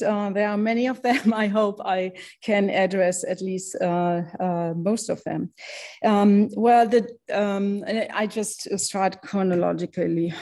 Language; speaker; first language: English; non-native, fluent; German